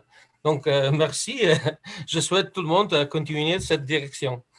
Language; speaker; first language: French; non-native, fluent; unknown